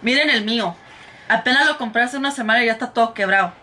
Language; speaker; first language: Spanish; early bilingual, heritage; Spanish